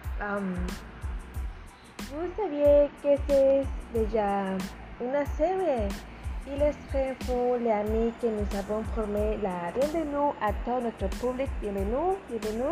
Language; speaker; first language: French; non-native, learner; Spanish